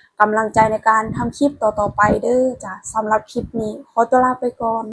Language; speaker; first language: Thai; non-native, local second language; Lao